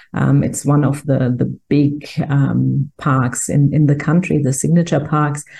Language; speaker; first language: English; non-native, fluent; German